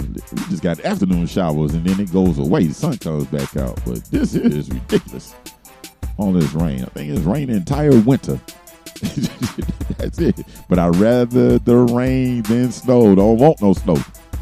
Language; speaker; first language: English; native; English